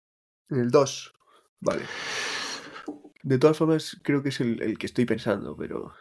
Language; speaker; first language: Spanish; native; Spanish